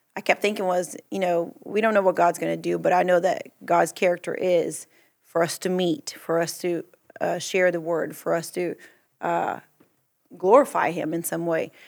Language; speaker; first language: English; early bilingual, other home language; Portuguese